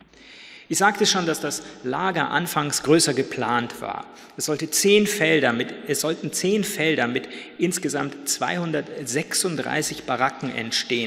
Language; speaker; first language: German; native; German